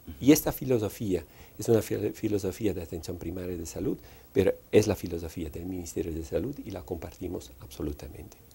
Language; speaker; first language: Spanish; non-native, fluent; Dutch